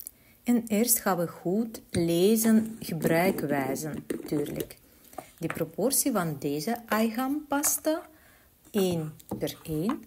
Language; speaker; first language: Dutch; non-native, learner; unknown